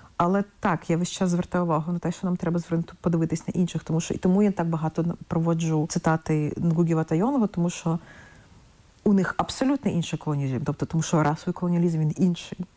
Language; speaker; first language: Ukrainian; non-native, local second language; Russian